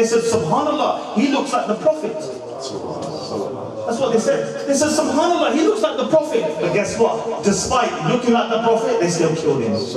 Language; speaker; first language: English; native; English